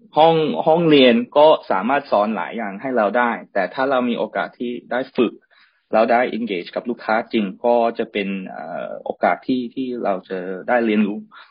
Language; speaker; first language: Thai; early bilingual, heritage; Thai